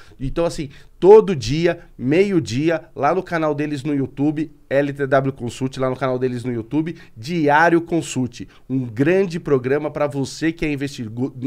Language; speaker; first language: Portuguese; native; Portuguese